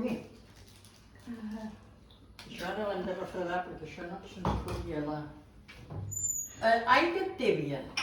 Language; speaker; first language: Catalan; native; Catalan